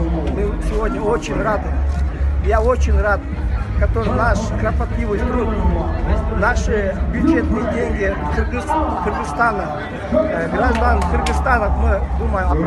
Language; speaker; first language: Russian; non-native, local second language; Kyrgyz